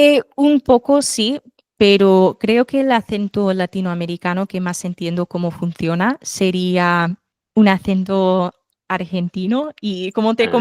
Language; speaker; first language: Spanish; non-native, fluent; English